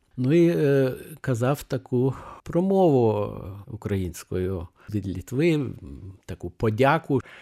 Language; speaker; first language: Ukrainian; non-native, fluent; Lithuanian